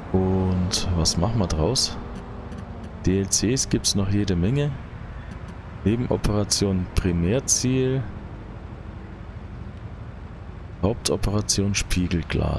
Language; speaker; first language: German; native; German